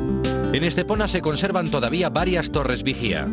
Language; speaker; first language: Spanish; native; Spanish